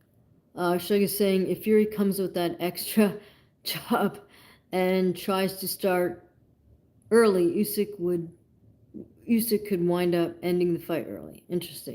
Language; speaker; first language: English; native; English